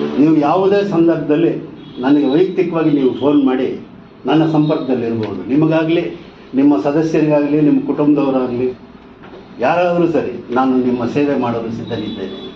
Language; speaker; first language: Kannada; non-native, local second language; Telugu